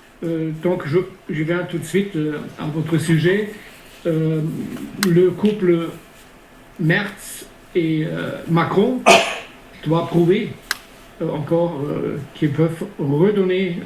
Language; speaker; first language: French; non-native, fluent; German